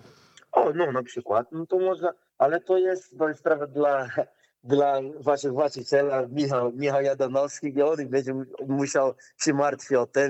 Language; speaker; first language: Polish; non-native, learner; Portuguese